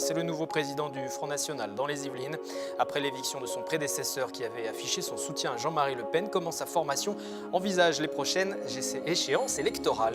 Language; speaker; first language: French; native; French